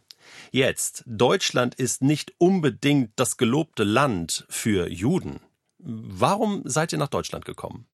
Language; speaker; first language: German; native; German